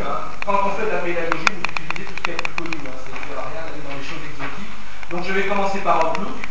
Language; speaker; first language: French; native; French